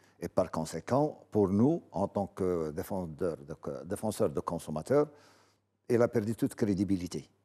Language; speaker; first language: French; non-native, local second language; Arabic